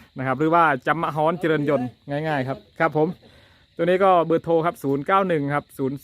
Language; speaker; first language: Thai; non-native, local second language; Northern Khmer